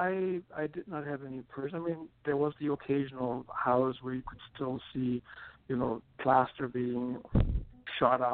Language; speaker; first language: English; non-native, fluent; German